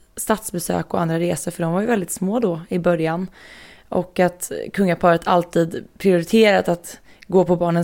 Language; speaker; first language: Swedish; native; Swedish